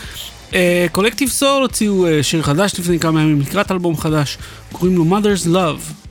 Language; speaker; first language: Hebrew; native; Hebrew